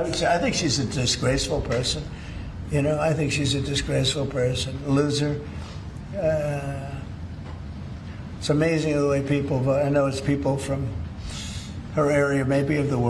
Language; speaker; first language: English; native; English